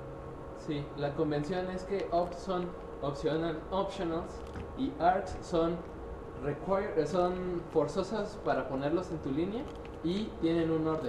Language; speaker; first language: Spanish; native; Spanish